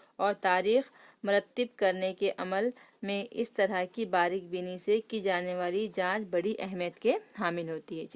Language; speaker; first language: Urdu; native; Urdu